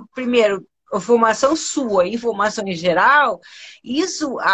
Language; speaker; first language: Portuguese; early bilingual, other home language; Spanish